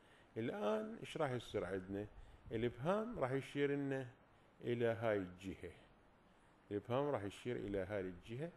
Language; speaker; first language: Arabic; native; Arabic